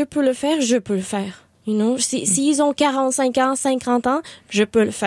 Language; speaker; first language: French; non-native, learner; Spanish